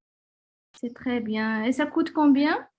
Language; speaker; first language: French; non-native, learner; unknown